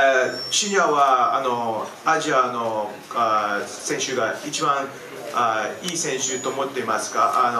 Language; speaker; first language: Japanese; non-native, learner; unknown